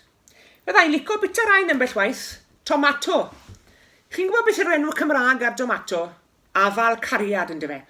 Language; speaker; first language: Welsh; native; Welsh